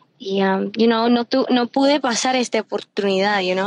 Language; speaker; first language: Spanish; early bilingual, heritage; Spanish